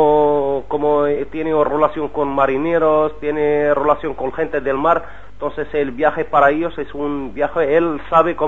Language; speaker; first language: Spanish; non-native, learner; Arabic